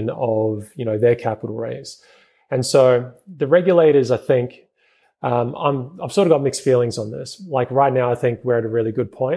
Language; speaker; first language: English; native; English